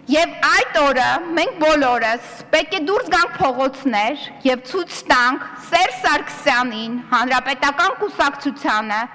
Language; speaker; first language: Armenian; native; Armenian